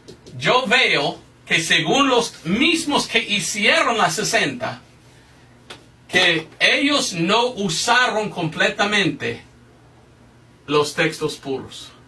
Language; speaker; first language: Spanish; non-native, fluent; English